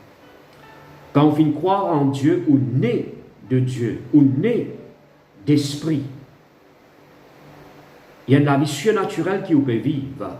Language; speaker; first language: French; non-native, local second language; Morisyen